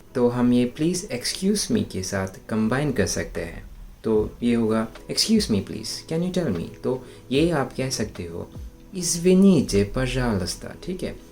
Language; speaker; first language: Hindi; non-native, local second language; Malayalam